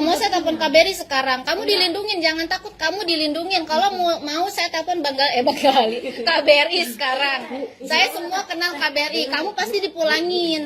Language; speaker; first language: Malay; non-native, local second language; Sundanese